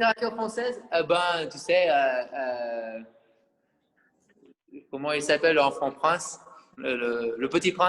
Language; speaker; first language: French; non-native, fluent; English